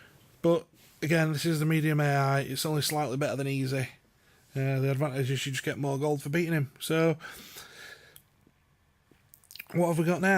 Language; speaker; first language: English; native; English